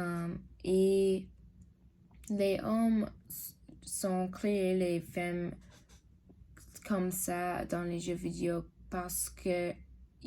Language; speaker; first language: French; non-native, learner; English